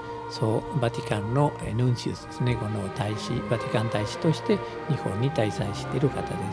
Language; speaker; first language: Japanese; non-native, fluent; Spanish